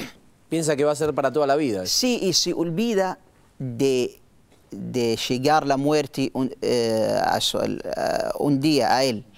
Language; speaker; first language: Spanish; non-native, learner; Arabic